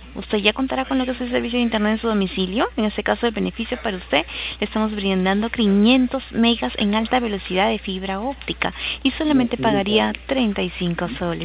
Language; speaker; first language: Spanish; native; Spanish